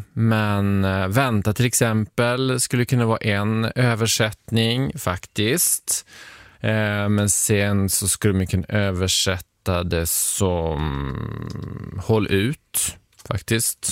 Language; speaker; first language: Swedish; native; Swedish